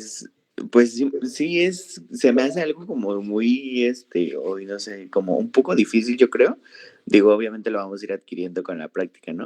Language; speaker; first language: Spanish; native; Spanish